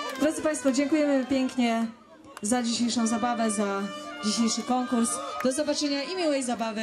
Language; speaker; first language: Polish; native; Polish